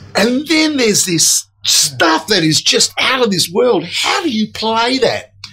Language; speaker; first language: English; native; English